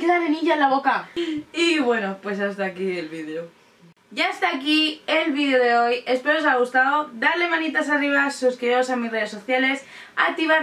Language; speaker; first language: Spanish; native; Spanish